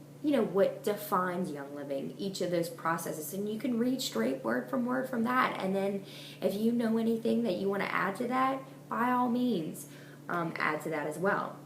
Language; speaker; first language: English; native; English